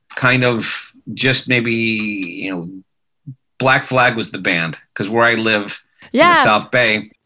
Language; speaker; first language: English; native; English